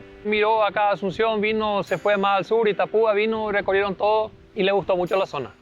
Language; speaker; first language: Spanish; early bilingual, other home language; German